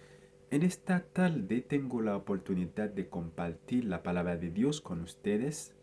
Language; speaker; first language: Spanish; non-native, fluent; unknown